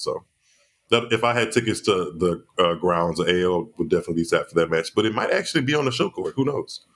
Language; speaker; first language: English; native; English